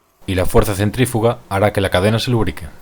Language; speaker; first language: Spanish; native; Spanish